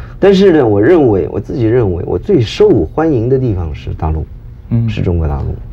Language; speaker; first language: Chinese; early bilingual, heritage; Chinese